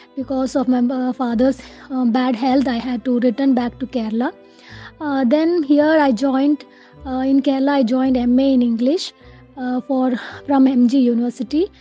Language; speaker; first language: English; non-native, local second language; Malayalam